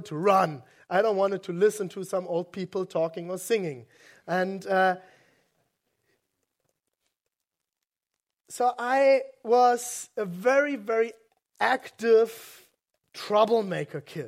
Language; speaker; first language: English; non-native, fluent; German